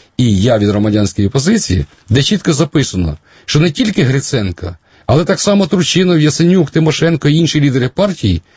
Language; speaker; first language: Ukrainian; native; Ukrainian